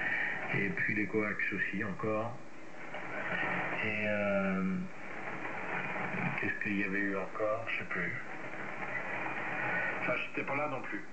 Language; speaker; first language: French; native; French